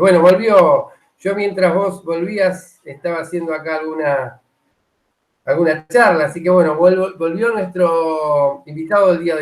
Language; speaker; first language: Spanish; native; Spanish